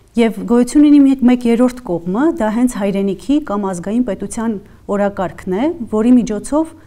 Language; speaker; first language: Armenian; native; Armenian